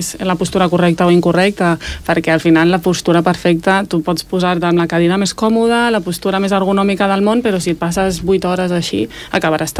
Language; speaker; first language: Catalan; native; Catalan